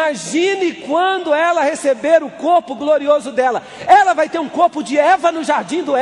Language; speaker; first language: Portuguese; native; Portuguese